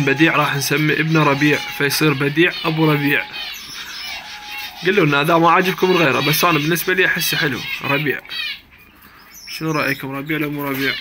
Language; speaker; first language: Arabic; native; Arabic